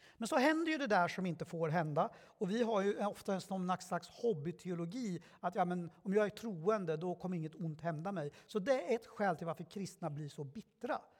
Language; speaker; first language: Swedish; early bilingual, other home language; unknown